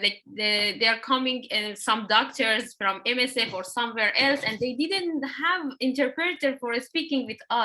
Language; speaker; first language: English; non-native, learner; Persian